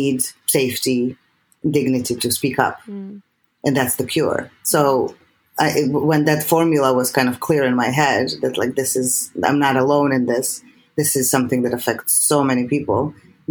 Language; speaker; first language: English; non-native, fluent; Serbian